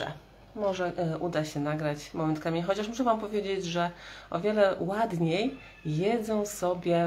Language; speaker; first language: Polish; native; Polish